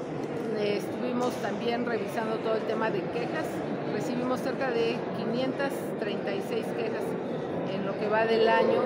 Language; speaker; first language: Spanish; native; Spanish